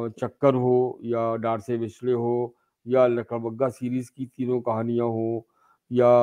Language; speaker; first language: Urdu; native; Urdu